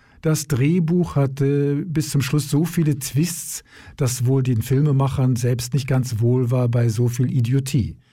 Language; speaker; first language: German; native; German